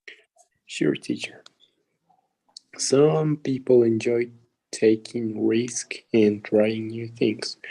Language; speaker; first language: English; non-native, learner; Spanish